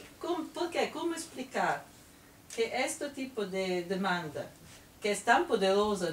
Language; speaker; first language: Spanish; non-native, fluent; Italian